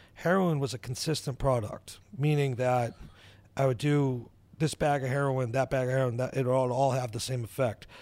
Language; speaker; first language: English; native; English